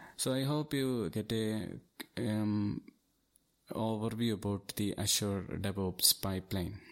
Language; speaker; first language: English; non-native, local second language; Malayalam